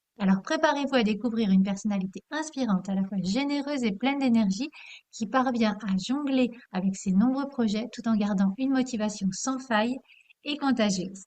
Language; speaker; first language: French; native; French